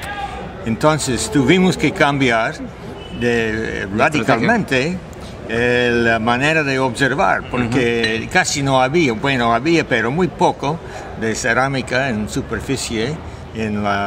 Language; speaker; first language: Spanish; non-native, fluent; English